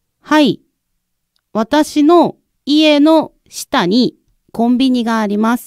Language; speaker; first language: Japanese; non-native, fluent; Korean